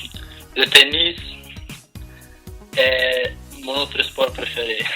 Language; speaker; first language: French; non-native, learner; Albanian